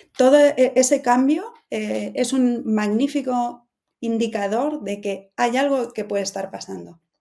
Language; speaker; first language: Spanish; native; Spanish